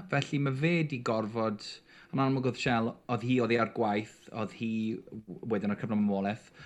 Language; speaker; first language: Welsh; non-native, local second language; English